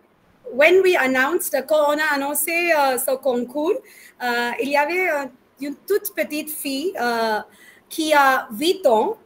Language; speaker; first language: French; non-native, fluent; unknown